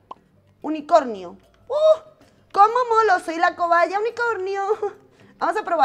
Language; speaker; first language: Spanish; native; Spanish